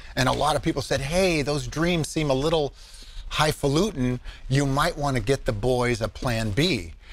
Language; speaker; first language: English; native; English